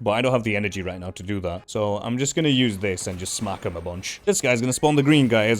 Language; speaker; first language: English; native; English